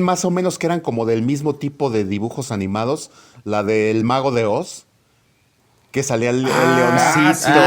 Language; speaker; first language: Spanish; native; Spanish